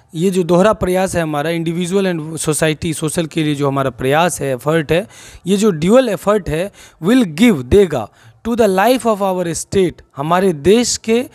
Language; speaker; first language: Hindi; non-native, local second language; Maithili